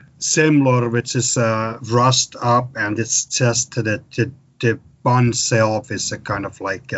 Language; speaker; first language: English; non-native, fluent; Finnish